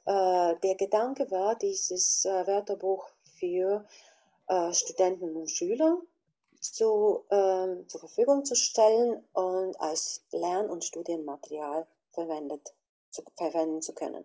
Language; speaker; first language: German; non-native, fluent; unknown